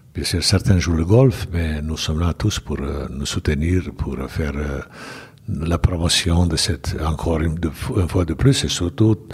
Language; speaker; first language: French; non-native, fluent; Bosnian